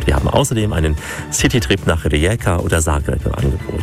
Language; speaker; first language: German; native; German